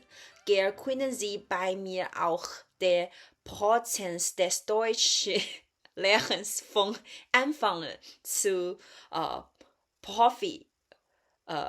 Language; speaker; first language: German; non-native, learner; Chinese